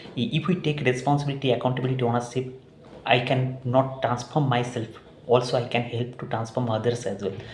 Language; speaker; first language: English; non-native, local second language; Bangla